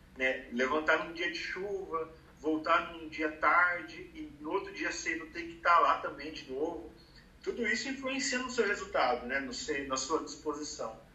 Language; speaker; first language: Portuguese; native; Portuguese